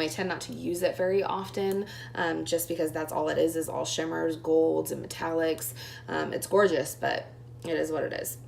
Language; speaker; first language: English; native; English